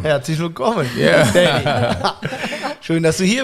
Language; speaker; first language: German; native; German